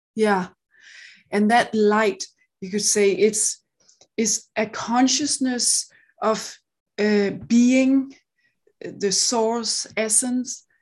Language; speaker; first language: English; non-native, fluent; Danish